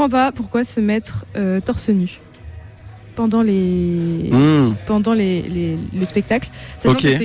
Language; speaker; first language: French; native; French